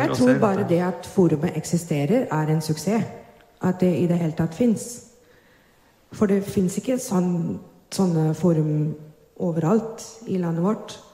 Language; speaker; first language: Norwegian; non-native, fluent; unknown